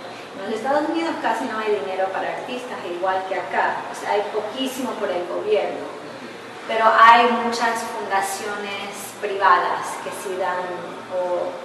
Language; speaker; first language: Spanish; early bilingual, heritage; English